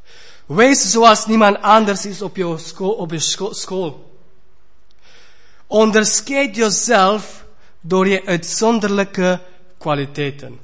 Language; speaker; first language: Dutch; non-native, fluent; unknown